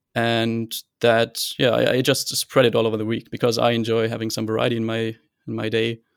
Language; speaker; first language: English; non-native, fluent; German